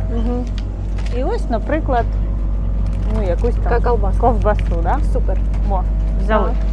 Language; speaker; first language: Ukrainian; non-native, local second language; Russian